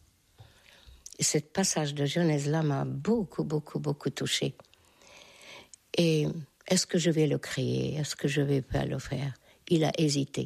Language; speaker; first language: French; non-native, fluent; Hungarian